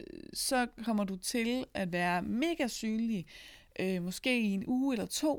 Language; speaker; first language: Danish; native; Danish